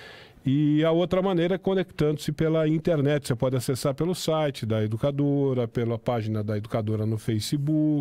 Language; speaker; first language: Portuguese; native; Portuguese